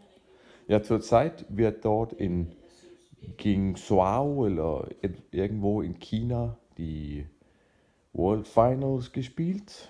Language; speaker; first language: German; non-native, fluent; Danish